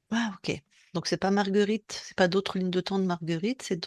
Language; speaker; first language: French; native; French